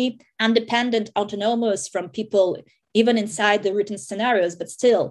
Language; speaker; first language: English; non-native, fluent; Russian